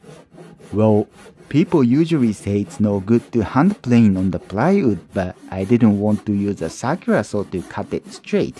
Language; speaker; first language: English; non-native, fluent; Japanese